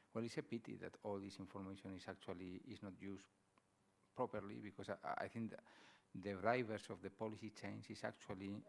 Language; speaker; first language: English; non-native, fluent; Spanish